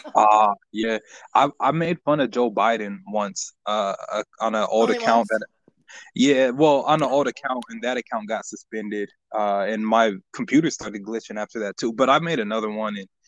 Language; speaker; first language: English; native; English